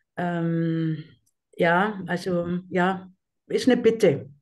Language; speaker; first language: German; native; German